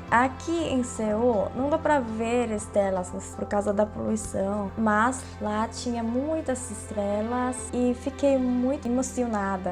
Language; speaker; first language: Portuguese; non-native, fluent; Korean